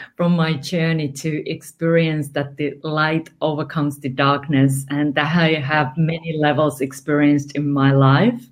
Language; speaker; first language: English; non-native, fluent; Finnish